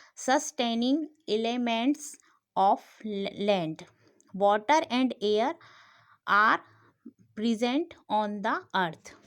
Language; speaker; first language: English; non-native, local second language; Hindi